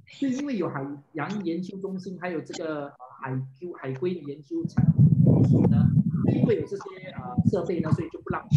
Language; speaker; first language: Chinese; non-native, local second language; English